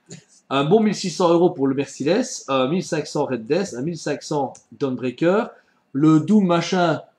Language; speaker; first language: French; native; French